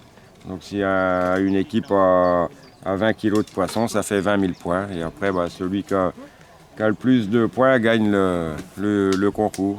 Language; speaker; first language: French; native; French